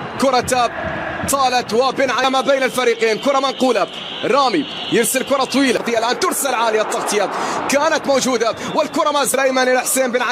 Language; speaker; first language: Arabic; native; Arabic